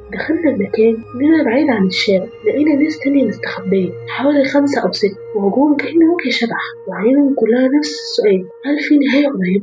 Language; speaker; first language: Arabic; native; Arabic